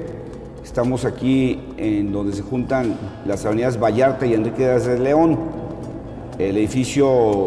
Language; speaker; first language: Spanish; native; Spanish